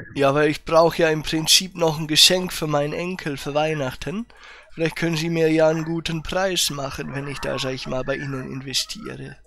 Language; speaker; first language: German; native; German